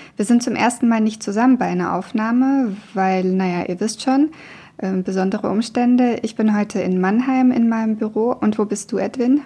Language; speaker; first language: German; early bilingual, other home language; Russian